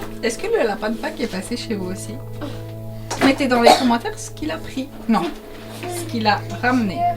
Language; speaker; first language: French; native; French